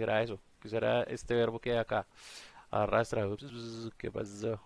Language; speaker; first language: Spanish; native; Spanish